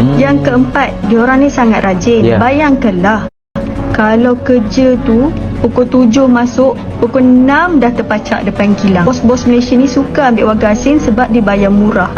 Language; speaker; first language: Malay; native; Malay